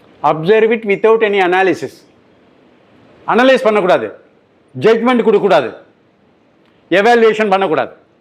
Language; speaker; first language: Tamil; native; Tamil